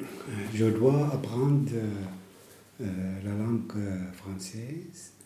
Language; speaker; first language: French; non-native, learner; Arabic